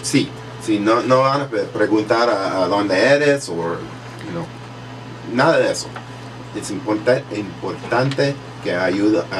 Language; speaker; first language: Spanish; early bilingual, heritage; English